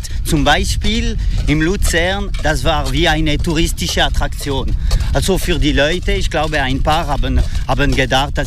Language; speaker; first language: German; non-native, fluent; French